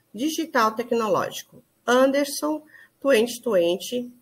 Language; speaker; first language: English; non-native, learner; Portuguese